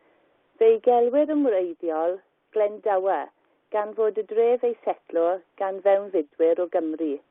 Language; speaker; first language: Welsh; non-native, learner; English